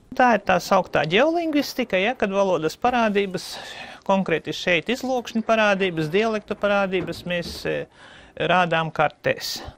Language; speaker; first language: Latvian; native; Latvian